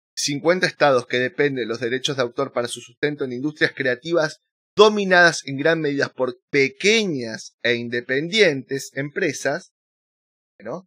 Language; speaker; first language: Spanish; native; Spanish